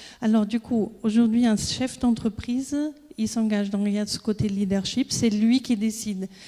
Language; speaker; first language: French; non-native, fluent; German